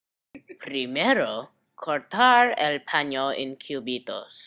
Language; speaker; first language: Spanish; non-native, learner; English